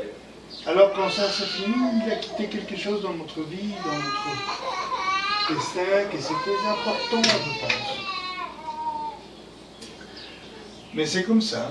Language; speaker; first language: French; non-native, fluent; Spanish